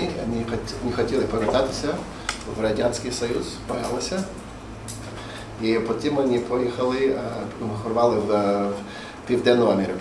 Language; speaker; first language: Ukrainian; non-native, learner; Russian